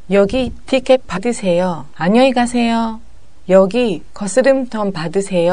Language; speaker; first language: Korean; non-native, learner; Japanese